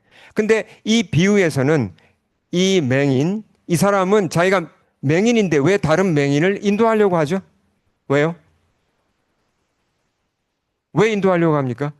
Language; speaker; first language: Korean; native; Korean